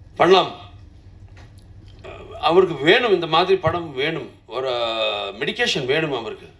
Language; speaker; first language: Tamil; non-native, local second language; Telugu